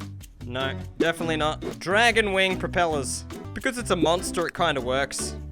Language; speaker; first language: English; native; English